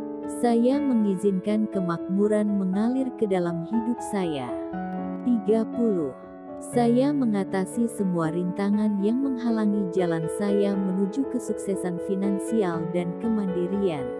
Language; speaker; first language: Indonesian; native; Indonesian